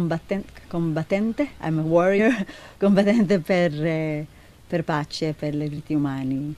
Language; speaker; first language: Italian; non-native, learner; Hebrew